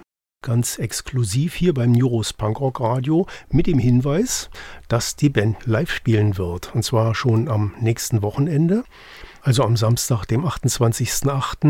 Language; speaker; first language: German; native; German